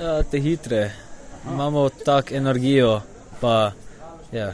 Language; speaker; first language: Slovenian; early bilingual, heritage; Slovenian